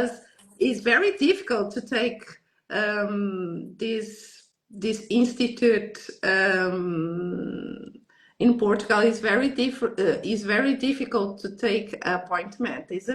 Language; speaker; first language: English; non-native, learner; Portuguese